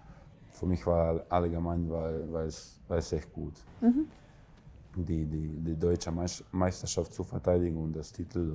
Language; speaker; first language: German; non-native, fluent; Croatian